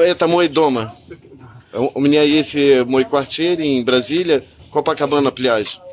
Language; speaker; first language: Russian; non-native, learner; Portuguese